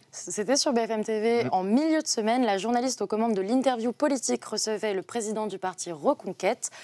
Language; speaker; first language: French; native; French